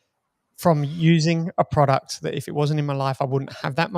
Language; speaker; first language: English; native; English